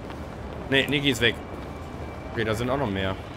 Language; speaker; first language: German; native; German